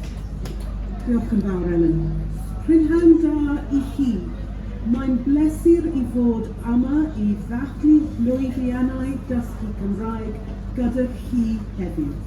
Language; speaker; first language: Welsh; non-native, learner; English